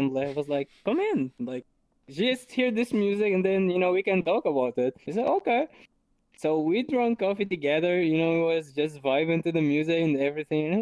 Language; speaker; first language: English; non-native, fluent; Arabic